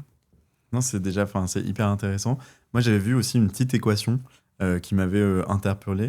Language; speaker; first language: French; native; French